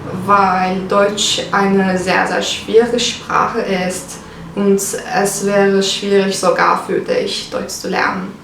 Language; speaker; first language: German; non-native, fluent; Turkish